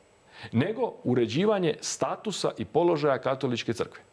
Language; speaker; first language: Croatian; native; Croatian